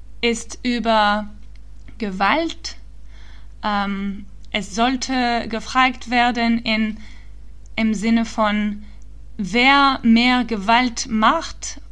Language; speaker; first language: German; early bilingual, heritage; German